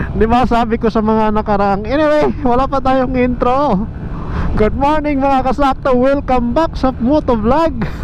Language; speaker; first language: Filipino; native; Filipino